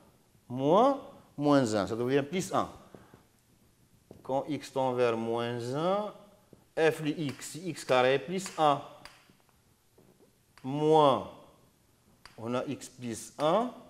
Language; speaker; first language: French; non-native, local second language; Arabic